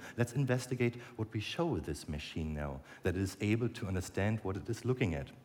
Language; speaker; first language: English; non-native, fluent; German